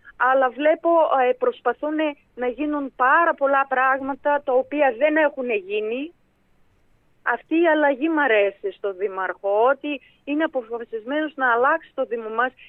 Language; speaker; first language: Greek; non-native, fluent; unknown